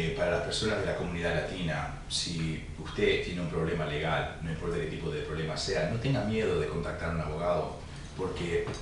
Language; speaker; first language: Spanish; early bilingual, heritage; Spanish